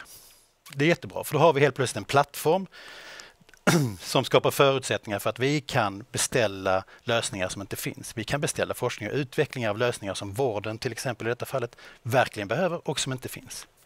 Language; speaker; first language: Swedish; native; Swedish